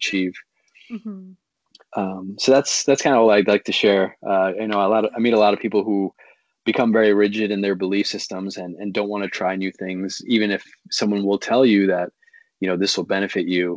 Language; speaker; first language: English; native; English